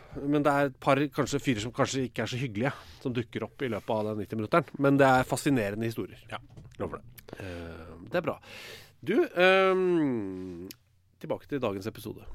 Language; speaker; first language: Norwegian; native; Norwegian